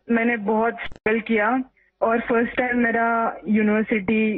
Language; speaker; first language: Hindi; non-native, local second language; Marathi